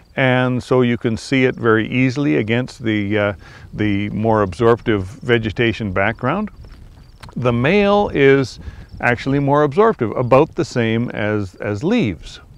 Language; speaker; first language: English; native; English